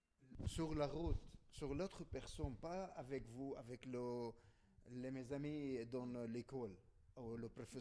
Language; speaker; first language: French; non-native, learner; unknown